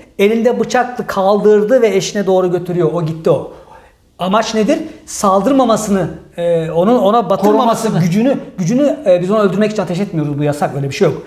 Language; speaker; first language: Turkish; early bilingual, heritage; Turkish